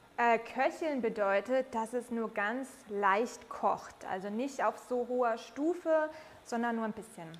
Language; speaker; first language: German; native; German